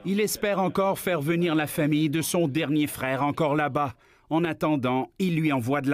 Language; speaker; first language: French; native; French